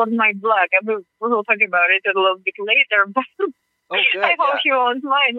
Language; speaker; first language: English; non-native, fluent; Russian